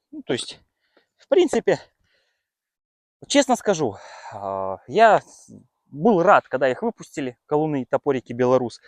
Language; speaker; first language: Russian; native; Russian